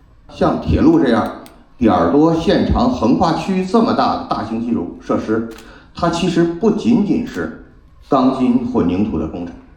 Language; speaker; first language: Chinese; native; Chinese